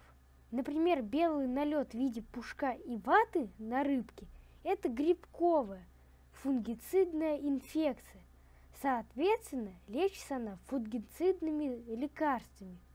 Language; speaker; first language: Russian; native; Russian